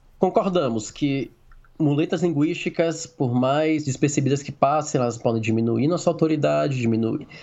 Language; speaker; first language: Portuguese; native; Portuguese